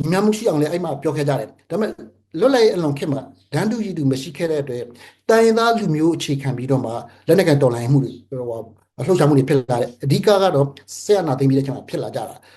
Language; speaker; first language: Burmese; native; Burmese